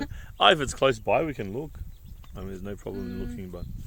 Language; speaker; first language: English; native; English